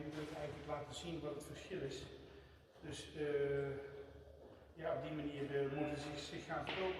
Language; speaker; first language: Dutch; native; Dutch